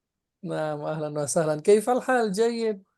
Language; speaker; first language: Arabic; non-native, fluent; Indonesian